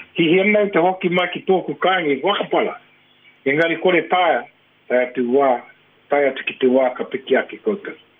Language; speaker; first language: Māori; non-native, local second language; English